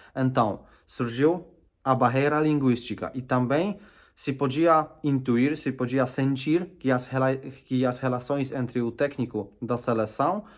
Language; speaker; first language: Portuguese; non-native, fluent; Polish